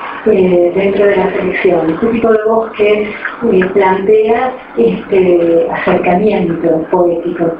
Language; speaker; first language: Spanish; native; Spanish